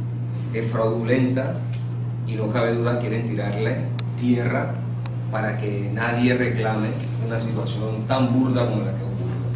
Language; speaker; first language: Spanish; native; Spanish